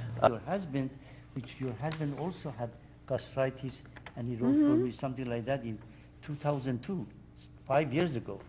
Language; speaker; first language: English; non-native, fluent; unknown